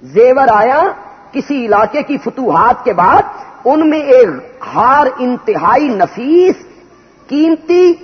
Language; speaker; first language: Urdu; non-native, local second language; Punjabi